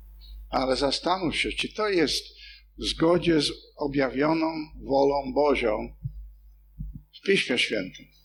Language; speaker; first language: Polish; non-native, fluent; English